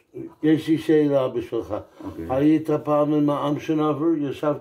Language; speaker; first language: Hebrew; non-native, fluent; English